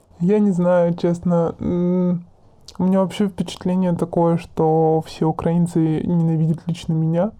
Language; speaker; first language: Russian; native; Russian